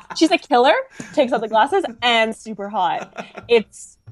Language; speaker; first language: English; native; English